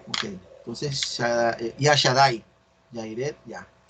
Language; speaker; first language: Spanish; native; Spanish